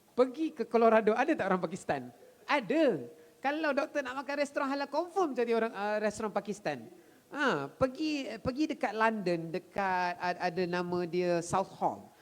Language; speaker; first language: Malay; native; Malay